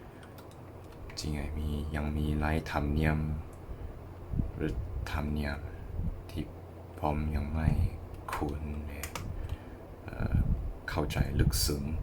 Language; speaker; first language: Thai; non-native, learner; English